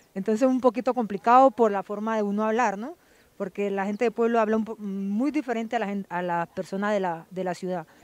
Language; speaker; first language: Spanish; native; Spanish